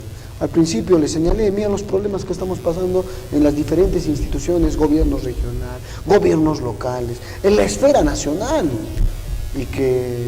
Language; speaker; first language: Spanish; native; Spanish